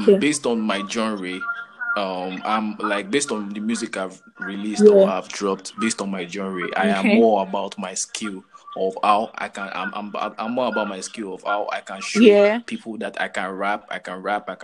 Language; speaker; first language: English; non-native, local second language; Yoruba